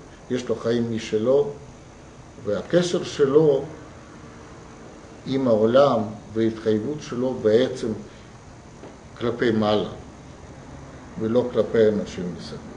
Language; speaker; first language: Hebrew; non-native, fluent; Russian